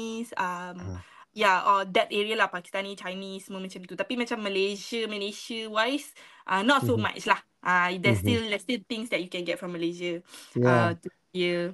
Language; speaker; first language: English; non-native, local second language; Malay